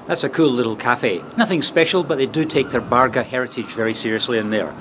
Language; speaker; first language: English; native; English